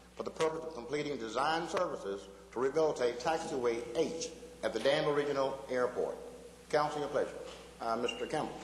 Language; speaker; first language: English; native; English